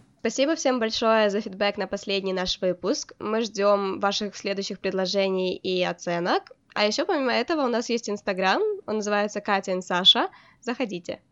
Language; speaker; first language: Russian; native; Russian